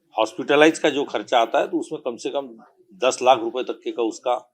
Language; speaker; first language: Hindi; non-native, local second language; Marathi